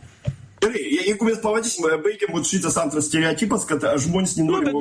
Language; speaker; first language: Lithuanian; non-native, local second language; Russian